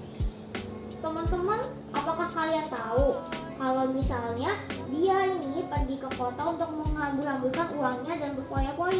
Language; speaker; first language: Indonesian; native; Indonesian